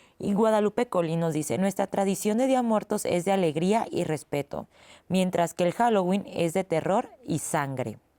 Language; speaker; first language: Spanish; native; Spanish